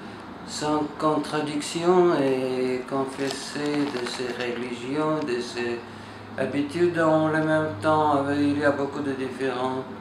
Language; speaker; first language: French; non-native, learner; Russian